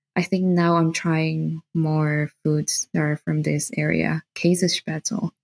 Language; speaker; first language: English; non-native, fluent; Spanish